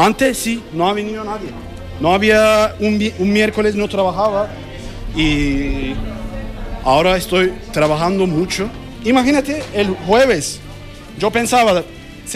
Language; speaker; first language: Spanish; non-native, learner; Turkish